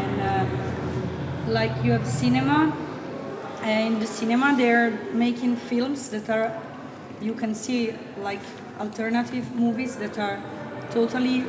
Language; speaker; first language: English; non-native, fluent; Italian